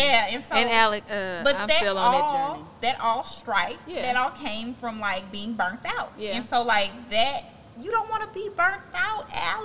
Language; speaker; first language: English; native; English